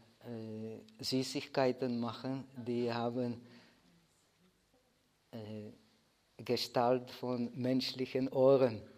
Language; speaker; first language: German; non-native, fluent; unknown